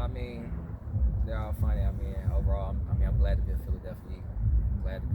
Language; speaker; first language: English; native; English